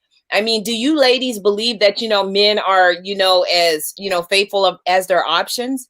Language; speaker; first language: English; native; English